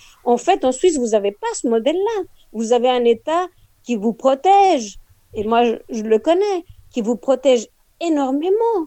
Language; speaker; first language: French; non-native, fluent; Spanish